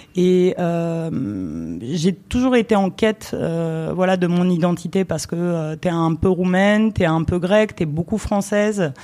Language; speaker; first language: French; early bilingual, other home language; Romanian